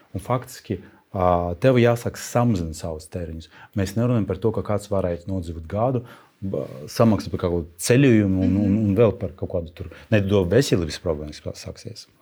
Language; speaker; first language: Latvian; non-native, local second language; Russian